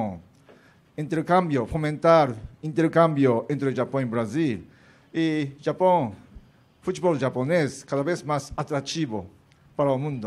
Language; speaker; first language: Portuguese; non-native, learner; Japanese